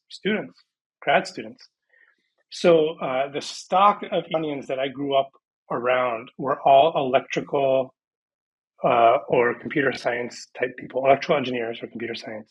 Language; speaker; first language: English; early bilingual, other home language; Persian